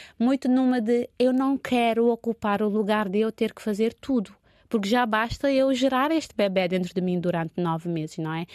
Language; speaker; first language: Portuguese; non-native, local second language; Kabuverdianu